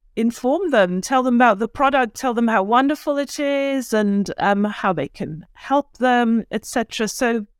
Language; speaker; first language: English; early bilingual, other home language; Turkish